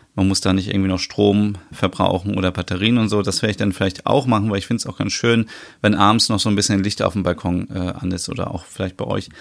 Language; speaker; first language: German; native; German